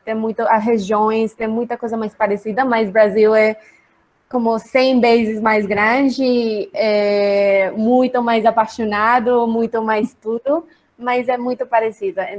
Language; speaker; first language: Portuguese; non-native, learner; Spanish